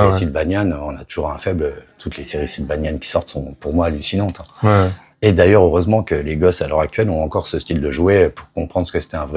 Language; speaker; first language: French; native; French